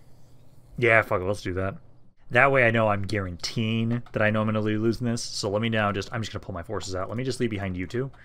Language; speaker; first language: English; native; English